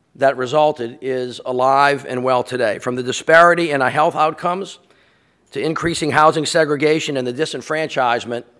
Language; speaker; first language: English; native; English